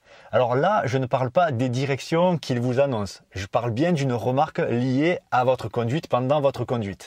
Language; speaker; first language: French; native; French